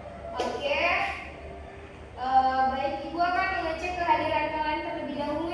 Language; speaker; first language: Indonesian; native; Indonesian